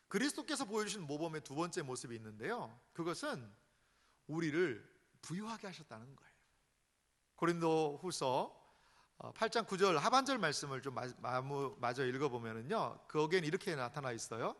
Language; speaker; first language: Korean; native; Korean